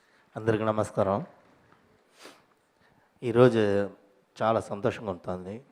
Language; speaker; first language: Telugu; non-native, learner; Tamil